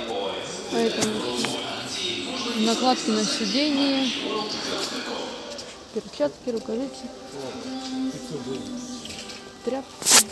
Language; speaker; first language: Russian; non-native, local second language; Ukrainian